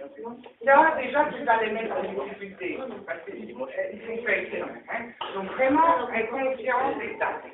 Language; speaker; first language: French; native; French